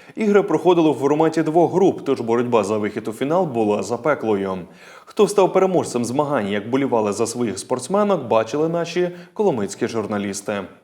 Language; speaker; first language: Ukrainian; native; Ukrainian